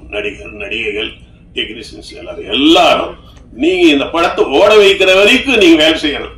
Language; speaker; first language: Tamil; native; Tamil